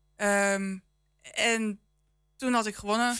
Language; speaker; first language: Dutch; native; Dutch